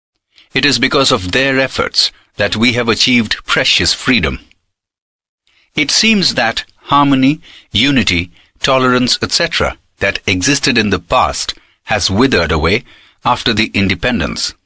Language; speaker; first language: English; non-native, local second language; Gujarati